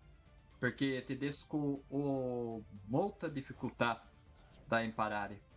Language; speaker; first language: Italian; non-native, fluent; Portuguese